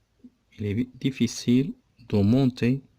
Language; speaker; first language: French; non-native, local second language; Arabic